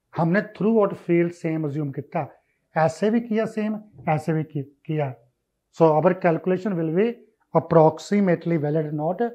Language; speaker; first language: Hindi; non-native, local second language; Punjabi